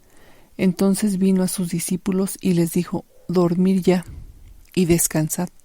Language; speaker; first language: Spanish; native; Spanish